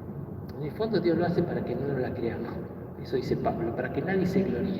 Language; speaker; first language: Spanish; native; Spanish